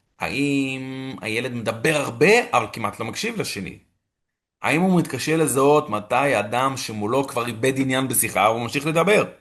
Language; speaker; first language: Hebrew; non-native, fluent; English